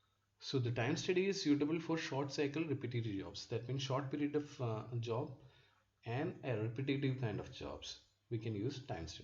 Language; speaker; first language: English; non-native, local second language; Malayalam